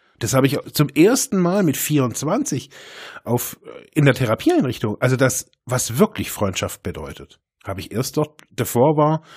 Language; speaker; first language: German; native; German